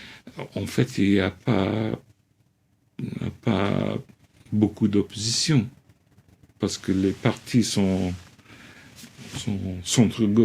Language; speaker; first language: French; non-native, fluent; English